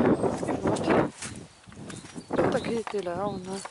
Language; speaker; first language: Russian; non-native, learner; German